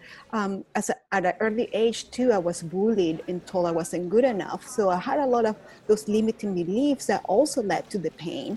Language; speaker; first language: English; non-native, fluent; Spanish